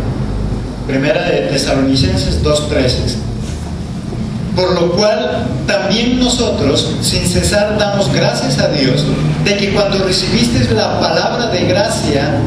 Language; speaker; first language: Spanish; native; Spanish